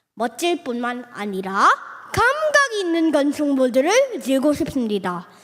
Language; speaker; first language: Korean; early bilingual, other home language; Filipino